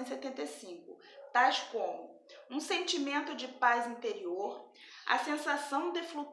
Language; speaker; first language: Portuguese; native; Portuguese